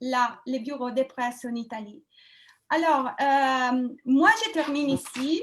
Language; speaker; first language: French; non-native, fluent; Italian